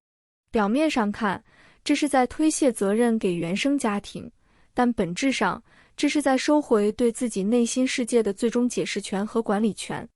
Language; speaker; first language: Chinese; native; Chinese